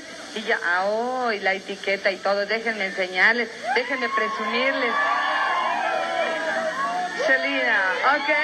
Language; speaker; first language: Spanish; native; Spanish